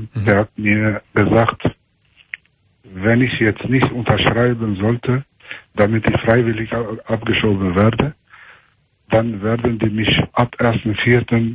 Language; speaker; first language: German; early bilingual, other home language; Albanian